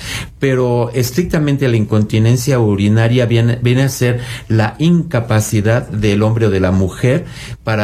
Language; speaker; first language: Spanish; native; Spanish